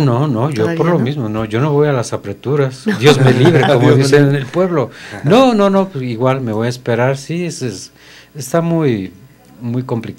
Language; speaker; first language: Spanish; native; Spanish